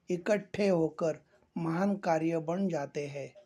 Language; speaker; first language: Hindi; non-native, local second language; Marathi